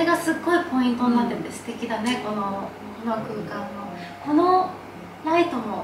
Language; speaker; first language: Japanese; native; Japanese